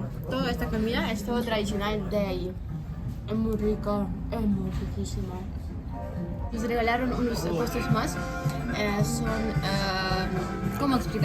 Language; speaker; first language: Spanish; non-native, fluent; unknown